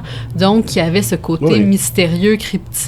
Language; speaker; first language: French; native; French